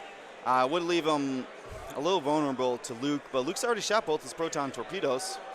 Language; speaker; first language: English; native; English